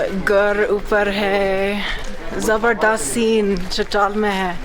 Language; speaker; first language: Hindi; non-native, learner; English